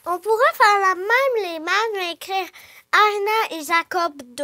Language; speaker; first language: French; early bilingual, other home language; Ukrainian